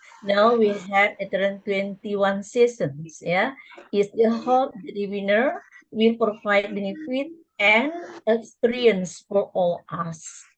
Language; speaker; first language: English; non-native, learner; Indonesian